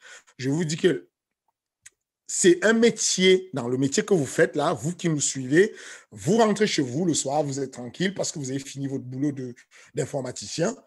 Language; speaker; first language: French; native; French